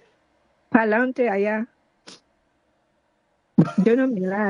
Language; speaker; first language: Spanish; non-native, learner; Haitian Creole